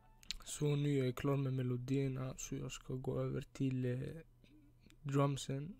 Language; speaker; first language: Swedish; early bilingual, other home language; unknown